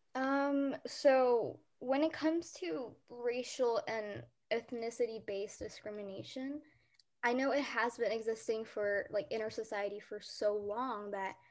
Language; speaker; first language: English; early bilingual, other home language; Korean